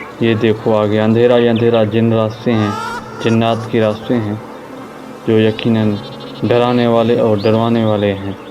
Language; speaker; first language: Urdu; non-native, local second language; Sindhi